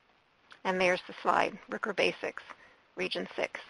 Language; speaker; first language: English; native; English